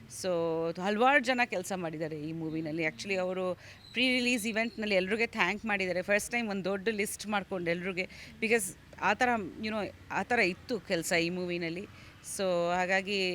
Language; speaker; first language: Kannada; non-native, fluent; Bangla